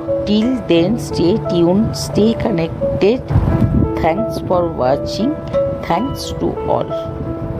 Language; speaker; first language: English; non-native, local second language; Bangla